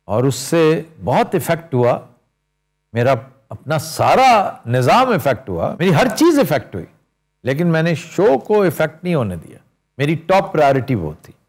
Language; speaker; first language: Urdu; native; Urdu